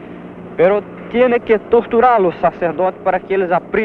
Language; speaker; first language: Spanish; non-native, learner; Portuguese